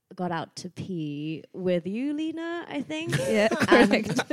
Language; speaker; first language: English; non-native, fluent; Thai